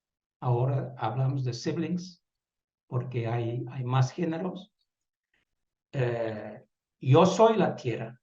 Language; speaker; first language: Spanish; non-native, fluent; Dutch